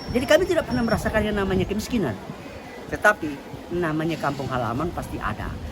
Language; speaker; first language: Indonesian; non-native, local second language; Tetum